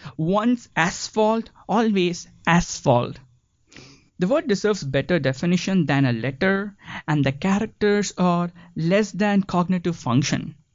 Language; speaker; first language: English; non-native, local second language; Tamil